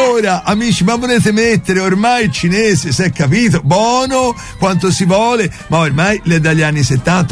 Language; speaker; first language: Italian; native; Italian